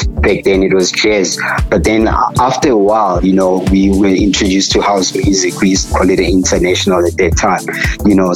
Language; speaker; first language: English; non-native, local second language; Zulu